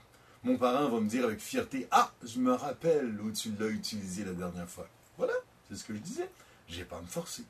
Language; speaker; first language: French; native; French